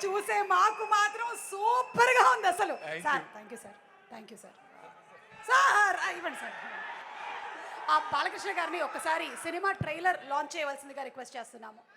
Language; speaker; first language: Telugu; native; Telugu